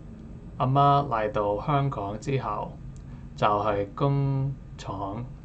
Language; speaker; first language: Cantonese; non-native, learner; English